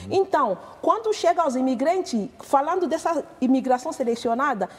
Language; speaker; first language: Portuguese; non-native, fluent; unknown